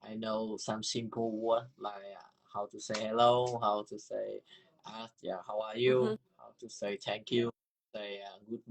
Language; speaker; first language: English; non-native, learner; Vietnamese